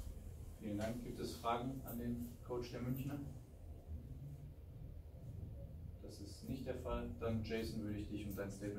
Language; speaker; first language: German; native; German